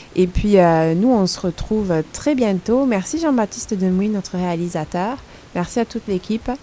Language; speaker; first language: French; native; French